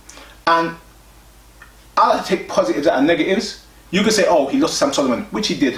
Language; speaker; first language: English; native; English